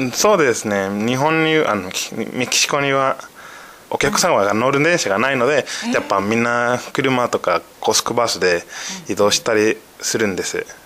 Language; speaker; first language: Japanese; non-native, fluent; Spanish